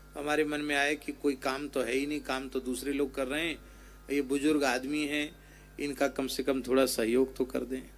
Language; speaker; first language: Hindi; native; Hindi